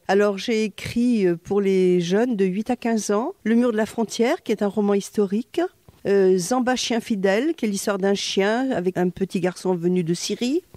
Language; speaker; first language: French; native; French